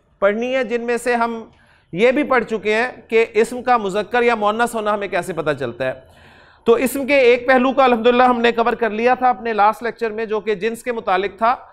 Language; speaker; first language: Urdu; native; Urdu